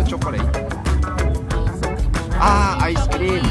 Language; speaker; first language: English; non-native, learner; Japanese